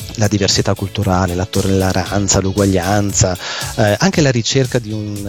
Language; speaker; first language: Italian; native; Italian